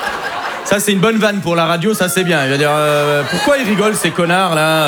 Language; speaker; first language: French; native; French